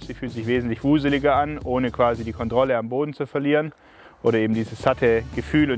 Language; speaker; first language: German; native; German